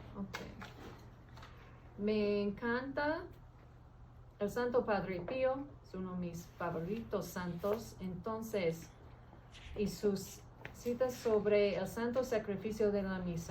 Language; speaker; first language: Spanish; early bilingual, heritage; English